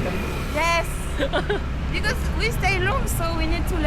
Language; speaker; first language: English; non-native, fluent; French